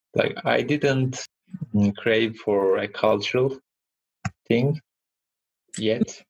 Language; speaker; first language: English; non-native, fluent; Turkish